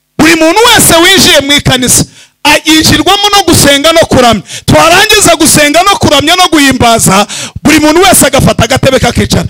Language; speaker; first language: Kinyarwanda; early bilingual, heritage; Kinyarwanda